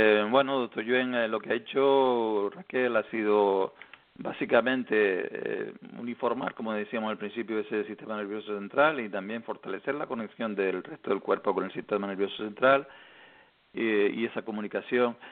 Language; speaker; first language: Spanish; native; Spanish